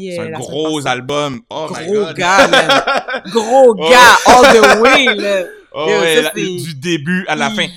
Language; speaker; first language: French; native; French